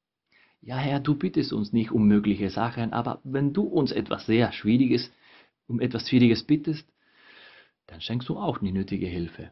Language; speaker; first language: German; non-native, fluent; Spanish